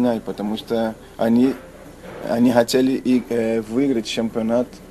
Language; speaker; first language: Russian; non-native, learner; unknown